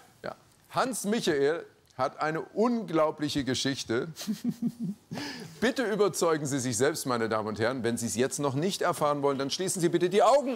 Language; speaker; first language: German; native; German